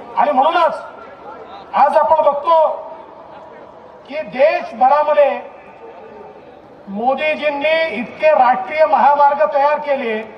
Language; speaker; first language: Marathi; non-native, local second language; Lambadi